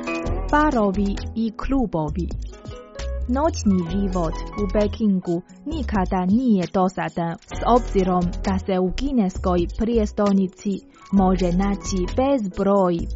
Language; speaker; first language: Croatian; native; Croatian